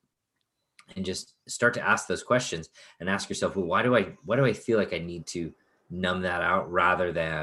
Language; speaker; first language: English; native; English